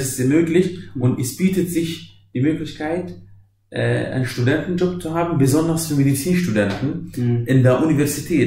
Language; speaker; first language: German; non-native, fluent; Arabic